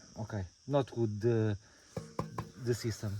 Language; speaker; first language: English; non-native, learner; Portuguese